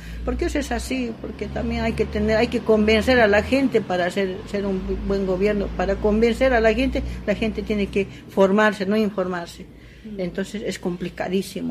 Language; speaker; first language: Spanish; non-native, local second language; Aymara